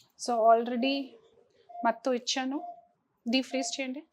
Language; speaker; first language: Telugu; non-native, fluent; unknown